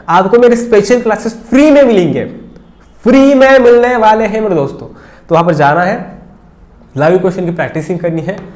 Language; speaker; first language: Hindi; non-native, local second language; Marathi